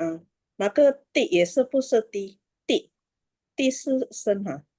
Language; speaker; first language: Chinese; non-native, learner; Indonesian